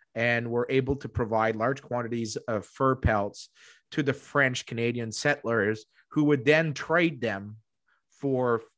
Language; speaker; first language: English; native; English